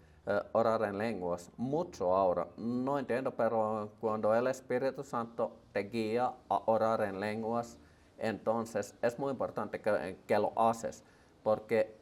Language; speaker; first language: Spanish; non-native, learner; Finnish